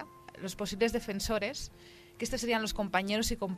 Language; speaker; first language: Spanish; native; Spanish